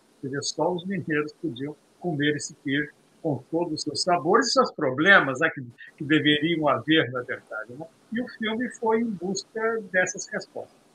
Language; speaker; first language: Portuguese; native; Portuguese